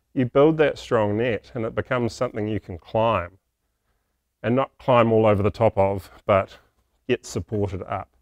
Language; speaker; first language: English; native; English